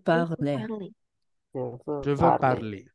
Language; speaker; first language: French; non-native, learner; Indonesian